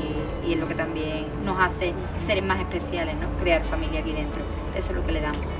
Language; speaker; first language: Spanish; native; Spanish